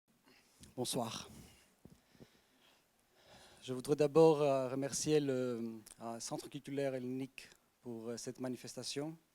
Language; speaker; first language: French; non-native, fluent; Greek